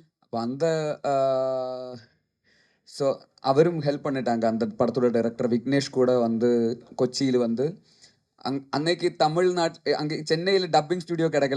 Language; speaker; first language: Tamil; non-native, learner; Malayalam